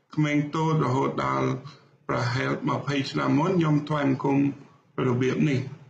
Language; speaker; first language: Khmer; non-native, fluent; English